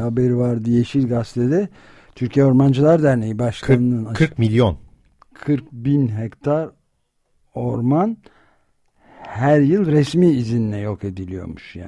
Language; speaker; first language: Turkish; native; Turkish